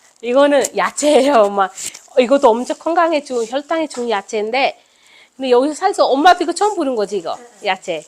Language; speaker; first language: Korean; non-native, learner; Malayalam